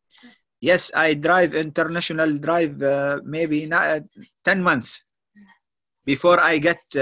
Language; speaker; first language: English; non-native, learner; Arabic